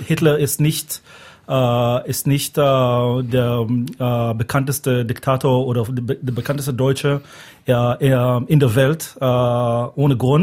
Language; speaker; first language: German; non-native, fluent; Hebrew